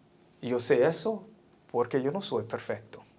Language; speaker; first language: Spanish; non-native, fluent; English